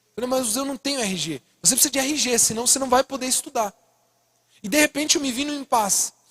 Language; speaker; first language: Portuguese; early bilingual, other home language; Spanish